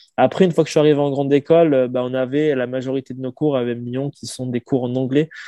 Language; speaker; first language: French; native; French